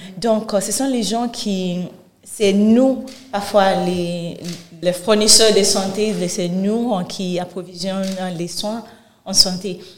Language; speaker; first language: French; non-native, fluent; Yoruba